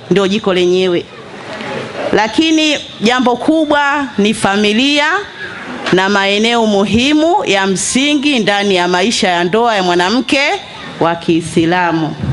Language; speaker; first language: Swahili; native; Swahili